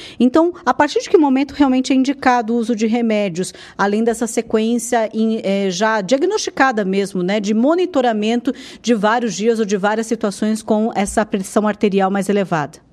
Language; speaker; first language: Portuguese; native; Portuguese